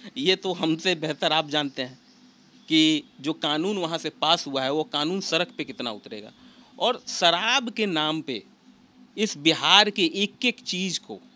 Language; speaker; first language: Hindi; native; Hindi